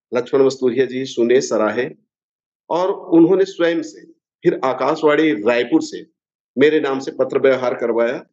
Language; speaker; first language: Hindi; native; Hindi